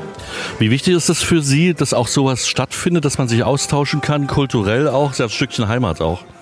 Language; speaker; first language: German; native; German